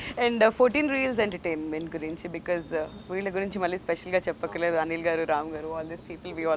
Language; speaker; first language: Telugu; native; Telugu